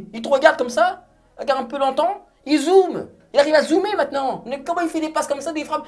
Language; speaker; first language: French; native; French